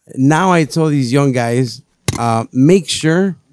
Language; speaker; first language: English; early bilingual, other home language; Spanish